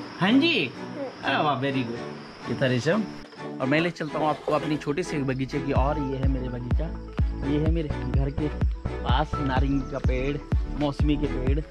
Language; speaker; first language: Hindi; non-native, local second language; Garhwali